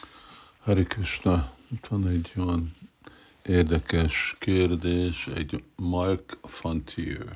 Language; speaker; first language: Hungarian; non-native, fluent; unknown